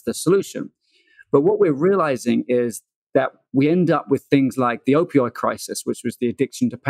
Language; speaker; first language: English; native; English